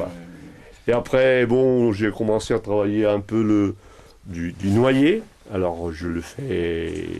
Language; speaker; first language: French; non-native, local second language; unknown